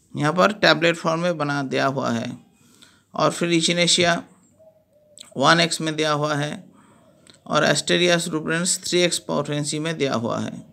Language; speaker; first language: Hindi; non-native, local second language; Bangla